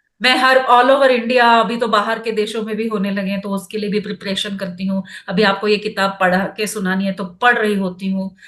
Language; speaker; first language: Hindi; non-native, local second language; Kannada